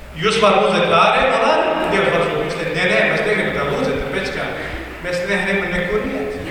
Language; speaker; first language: Latvian; non-native, learner; Portuguese